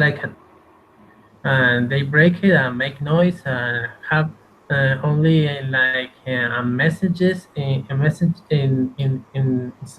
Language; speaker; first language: English; non-native, learner; Spanish